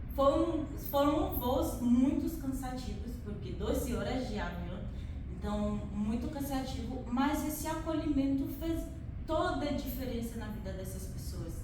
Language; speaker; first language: Portuguese; non-native, fluent; Haitian Creole